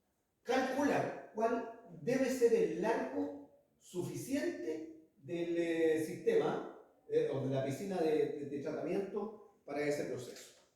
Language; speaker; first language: Spanish; native; Spanish